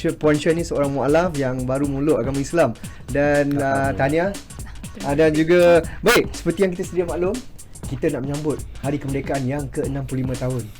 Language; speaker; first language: Malay; native; Malay